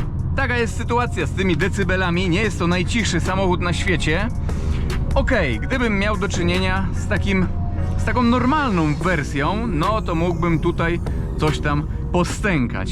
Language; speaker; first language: Polish; native; Polish